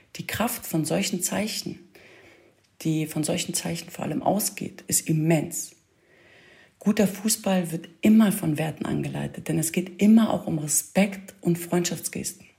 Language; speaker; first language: German; early bilingual, other home language; Kurdish